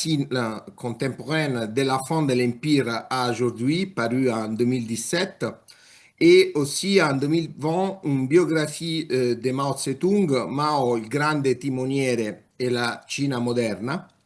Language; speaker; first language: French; non-native, fluent; Italian